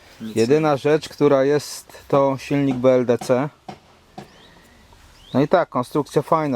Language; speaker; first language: Polish; native; Polish